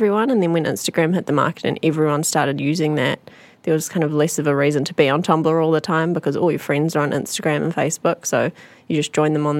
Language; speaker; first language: English; native; English